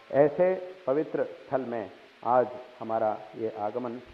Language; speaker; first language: Hindi; non-native, local second language; Telugu